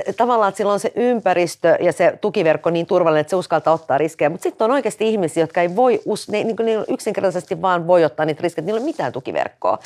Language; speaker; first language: Finnish; early bilingual, other home language; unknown